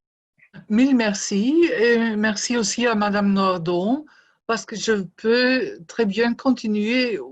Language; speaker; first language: French; non-native, fluent; German